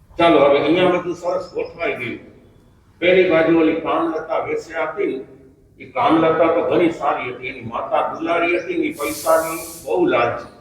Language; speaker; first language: Gujarati; non-native, local second language; Kachhi